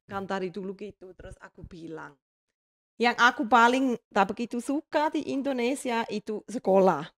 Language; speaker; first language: Indonesian; non-native, fluent; Swiss German